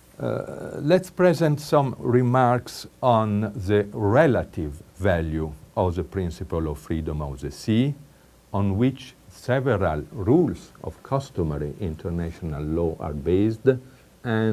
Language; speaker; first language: English; non-native, fluent; Italian